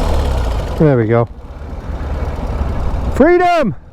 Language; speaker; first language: English; native; English